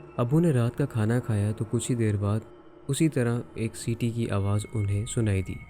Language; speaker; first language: Urdu; native; Urdu